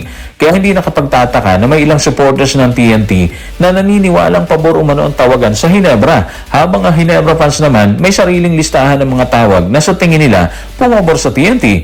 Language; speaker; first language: Filipino; native; Filipino